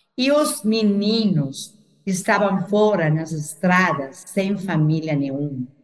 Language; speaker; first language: Portuguese; non-native, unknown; Spanish